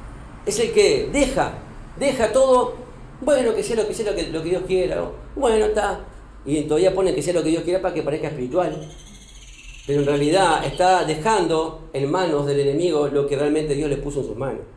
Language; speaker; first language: Spanish; native; Spanish